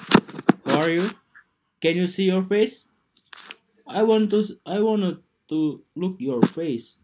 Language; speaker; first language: English; non-native, learner; Indonesian